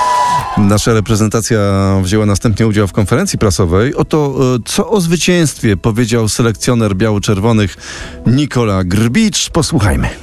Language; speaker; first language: Polish; native; Polish